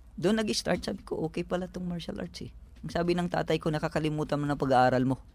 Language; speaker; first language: Filipino; native; Filipino